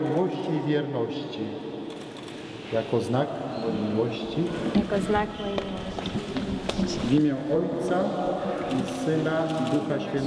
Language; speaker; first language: Polish; native; Polish